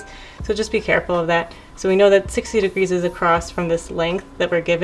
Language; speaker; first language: English; native; English